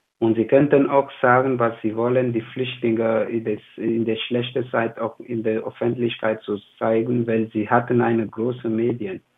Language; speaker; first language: German; non-native, fluent; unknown